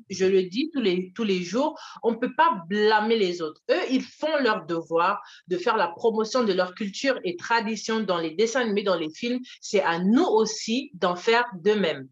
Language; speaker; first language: French; early bilingual, other home language; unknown